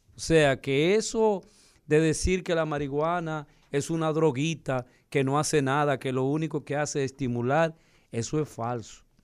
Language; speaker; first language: Spanish; native; Spanish